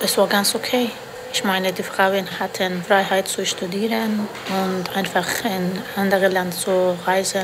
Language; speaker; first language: German; non-native, fluent; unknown